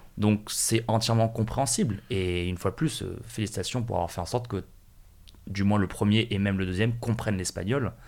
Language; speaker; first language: French; native; French